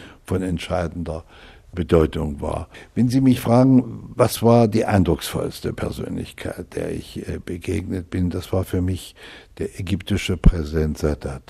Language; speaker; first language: German; native; German